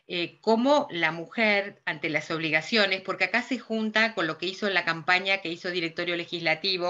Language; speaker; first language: Spanish; native; Spanish